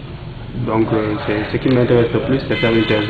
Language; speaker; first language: French; non-native, local second language; Wolof